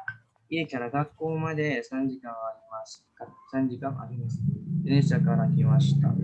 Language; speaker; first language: Japanese; non-native, fluent; Indonesian